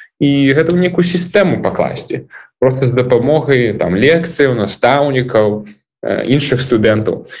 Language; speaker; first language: Belarusian; non-native, local second language; Russian